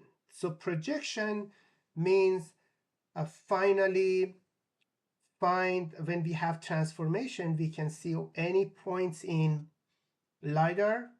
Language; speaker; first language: English; non-native, fluent; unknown